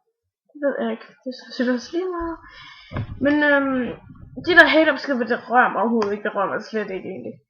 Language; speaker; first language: Danish; native; Danish